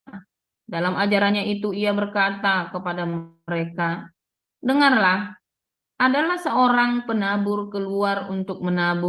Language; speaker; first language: Indonesian; native; Indonesian